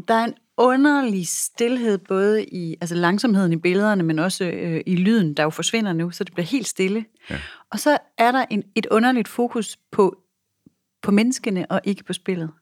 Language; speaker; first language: Danish; native; Danish